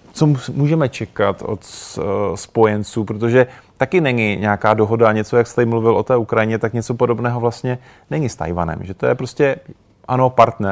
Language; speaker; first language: Czech; native; Czech